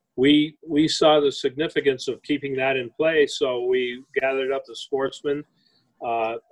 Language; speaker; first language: English; native; English